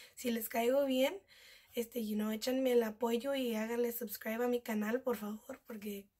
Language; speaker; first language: Spanish; early bilingual, heritage; Spanish